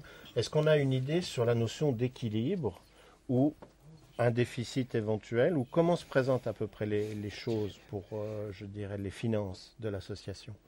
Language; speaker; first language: French; native; French